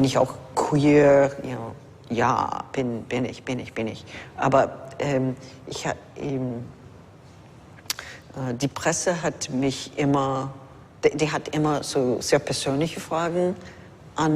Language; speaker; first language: German; non-native, fluent; English